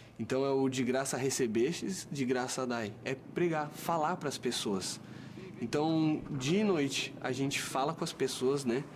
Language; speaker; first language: Portuguese; native; Portuguese